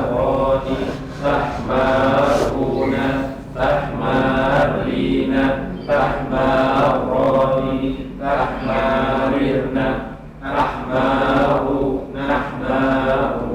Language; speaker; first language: Arabic; non-native, learner; Indonesian